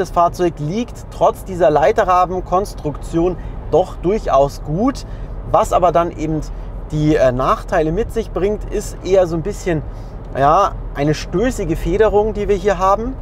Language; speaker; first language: German; native; German